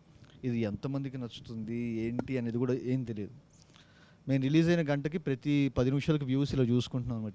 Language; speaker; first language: Telugu; native; Telugu